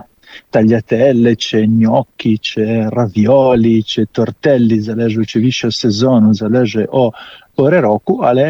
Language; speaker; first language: Polish; non-native, fluent; Italian